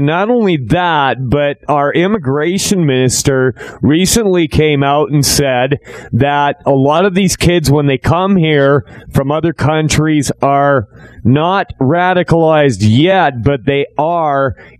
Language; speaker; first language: English; native; English